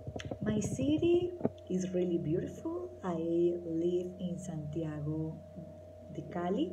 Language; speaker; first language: English; non-native, learner; Spanish